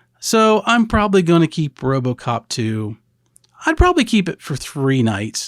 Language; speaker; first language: English; native; English